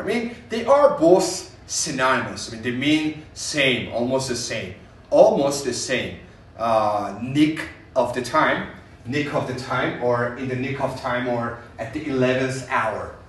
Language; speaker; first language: English; non-native, fluent; Persian